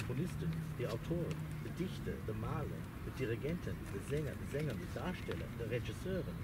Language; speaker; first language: German; non-native, fluent; English